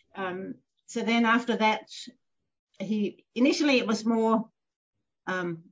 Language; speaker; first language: English; non-native, fluent; Danish